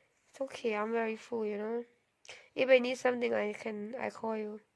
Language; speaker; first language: English; non-native, learner; Thai